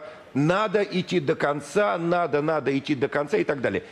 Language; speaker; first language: Russian; native; Russian